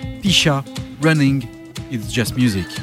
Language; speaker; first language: English; non-native, learner; French